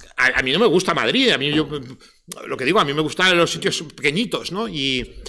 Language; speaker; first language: Spanish; native; Spanish